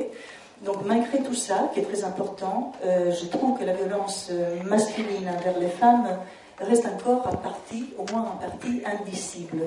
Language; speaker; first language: French; non-native, fluent; Italian